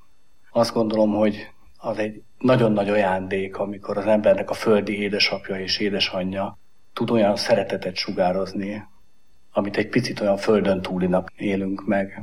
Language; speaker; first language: Hungarian; native; Hungarian